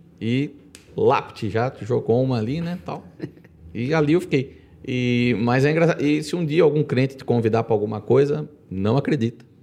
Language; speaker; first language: Portuguese; native; Portuguese